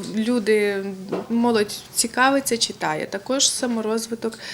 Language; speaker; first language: Ukrainian; native; Ukrainian